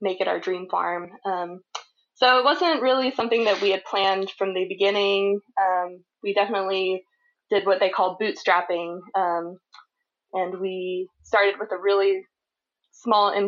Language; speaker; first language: English; native; English